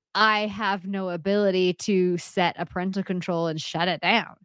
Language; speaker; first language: English; native; English